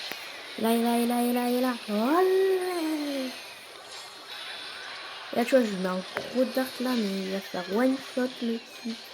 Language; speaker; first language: French; native; French